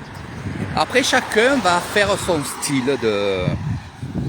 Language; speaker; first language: French; native; French